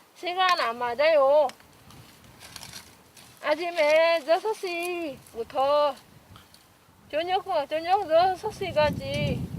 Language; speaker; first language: Korean; non-native, learner; Vietnamese